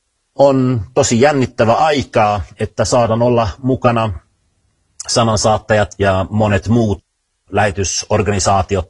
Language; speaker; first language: Finnish; early bilingual, heritage; Finnish